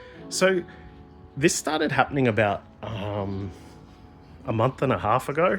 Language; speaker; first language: English; native; English